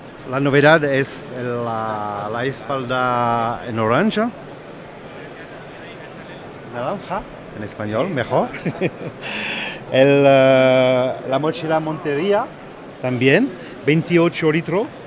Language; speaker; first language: Spanish; non-native, learner; French